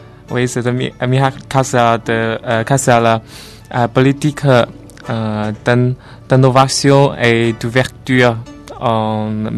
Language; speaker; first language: French; non-native, learner; Chinese